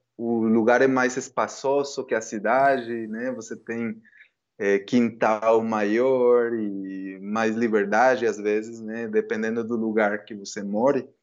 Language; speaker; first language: Portuguese; non-native, fluent; Spanish